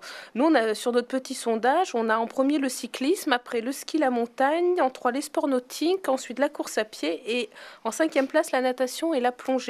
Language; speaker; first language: French; native; French